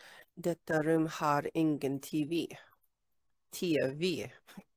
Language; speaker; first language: Swedish; non-native, learner; English